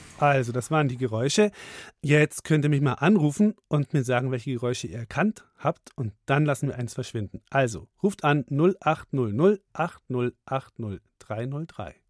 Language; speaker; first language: German; native; German